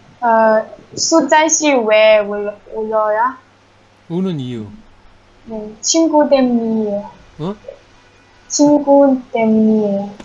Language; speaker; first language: Korean; non-native, learner; Chinese